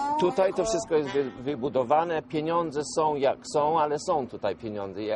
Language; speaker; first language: Polish; non-native, fluent; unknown